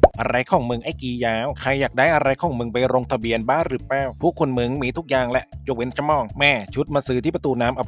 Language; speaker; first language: Thai; native; Thai